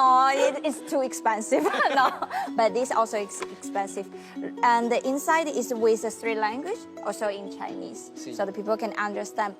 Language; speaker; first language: English; non-native, learner; Chinese